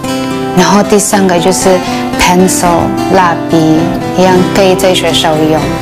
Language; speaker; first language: Chinese; non-native, fluent; Cebuano